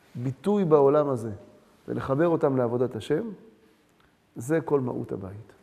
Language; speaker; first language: Hebrew; early bilingual, other home language; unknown